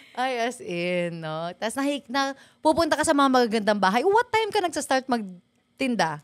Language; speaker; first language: Filipino; native; Filipino